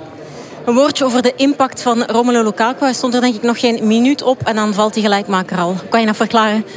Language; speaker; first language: Dutch; native; Dutch